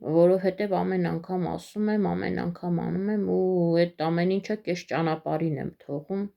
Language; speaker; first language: Armenian; native; Armenian